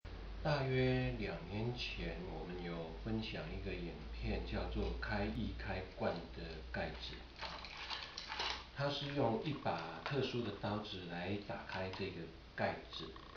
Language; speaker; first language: Chinese; native; Chinese